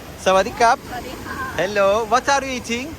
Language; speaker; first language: English; non-native, learner; Turkish